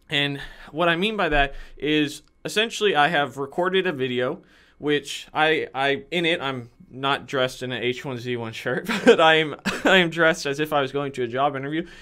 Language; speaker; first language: English; native; English